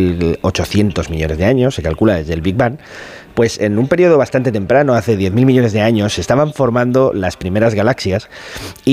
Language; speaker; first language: Spanish; native; Spanish